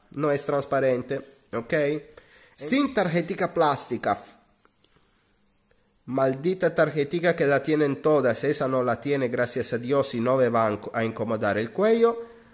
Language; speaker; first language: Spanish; non-native, learner; Italian